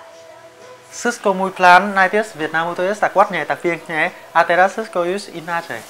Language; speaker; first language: Polish; non-native, learner; Vietnamese